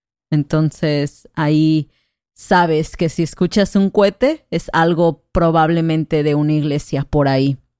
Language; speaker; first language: Spanish; native; Spanish